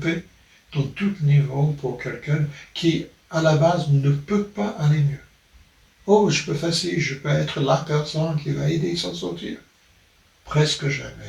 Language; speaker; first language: French; non-native, fluent; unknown